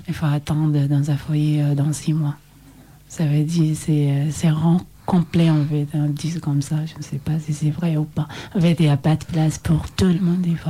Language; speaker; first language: French; non-native, learner; Oromo